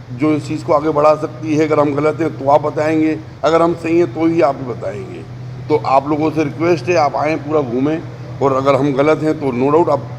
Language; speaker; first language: Hindi; non-native, local second language; Gujarati